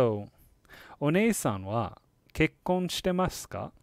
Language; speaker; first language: Japanese; non-native, fluent; English